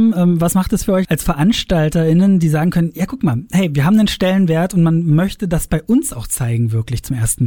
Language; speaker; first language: German; native; German